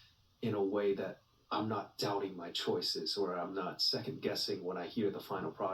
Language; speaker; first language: English; native; English